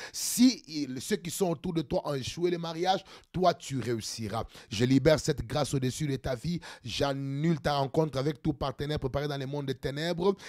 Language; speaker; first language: French; non-native, local second language; Lingala